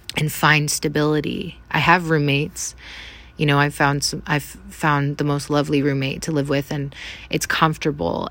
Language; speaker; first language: English; native; English